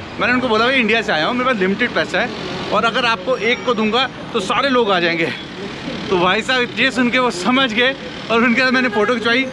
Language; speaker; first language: Hindi; native; Hindi